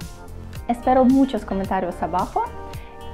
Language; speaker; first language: Spanish; non-native, learner; Russian